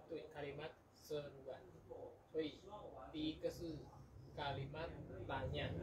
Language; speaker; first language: Chinese; non-native, fluent; Indonesian